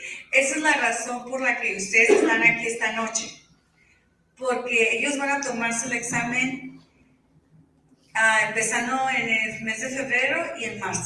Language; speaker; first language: Spanish; early bilingual, heritage; Spanish